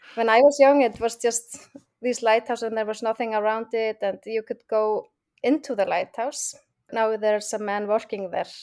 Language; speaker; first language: English; non-native, fluent; Icelandic